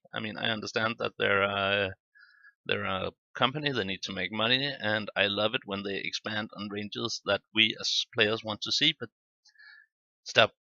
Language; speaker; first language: English; non-native, fluent; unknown